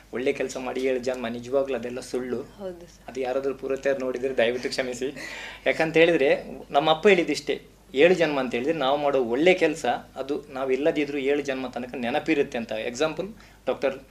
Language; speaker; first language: Kannada; non-native, local second language; Tulu